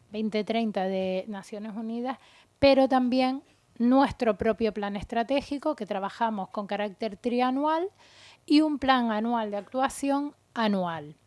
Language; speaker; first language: Spanish; native; Spanish